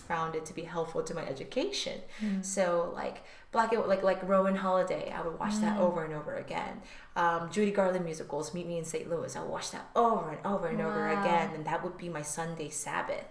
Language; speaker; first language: English; early bilingual, other home language; Korean